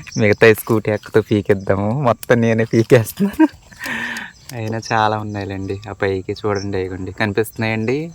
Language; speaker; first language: Telugu; native; Telugu